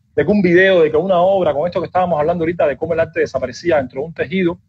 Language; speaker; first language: Spanish; native; Spanish